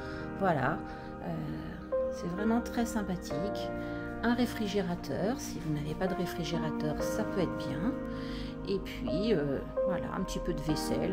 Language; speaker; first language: French; native; French